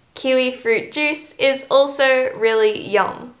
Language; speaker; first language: English; native; English